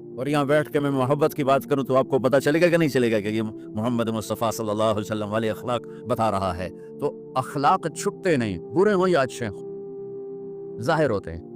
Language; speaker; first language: Urdu; non-native, local second language; Punjabi